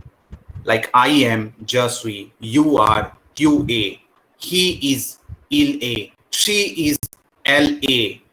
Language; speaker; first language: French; non-native, learner; Hindi